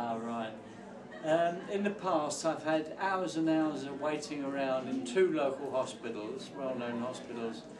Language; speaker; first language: English; native; English